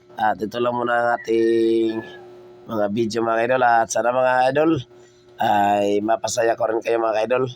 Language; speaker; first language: Filipino; non-native, local second language; Cebuano